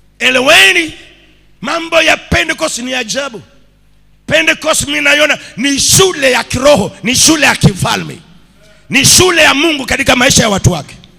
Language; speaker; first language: Swahili; non-native, local second language; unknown